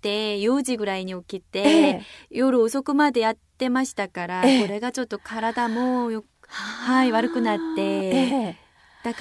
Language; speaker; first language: Japanese; non-native, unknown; Korean